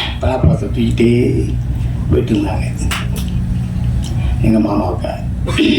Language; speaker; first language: Tamil; native; Tamil